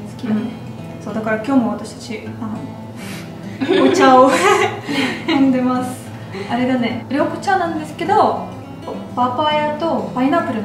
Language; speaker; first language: Japanese; non-native, fluent; Russian